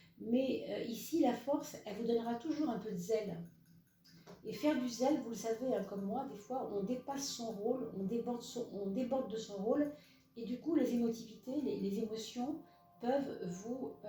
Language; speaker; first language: French; native; French